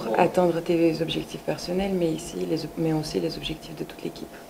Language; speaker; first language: French; non-native, fluent; Bulgarian